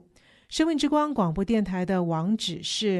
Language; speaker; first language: Chinese; native; Chinese